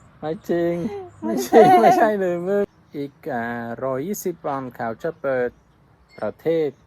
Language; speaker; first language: Thai; non-native, learner; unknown